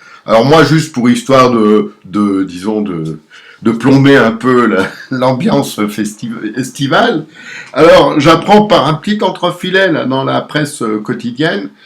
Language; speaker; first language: French; native; French